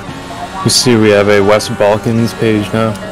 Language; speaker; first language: English; native; English